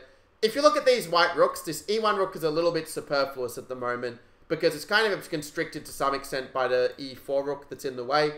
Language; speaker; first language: English; native; English